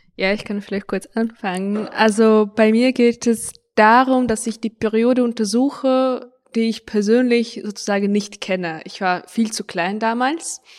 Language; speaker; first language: German; non-native, fluent; Ukrainian